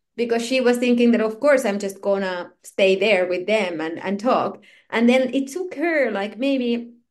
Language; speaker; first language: English; non-native, fluent; Finnish